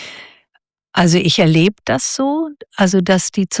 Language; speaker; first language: German; native; German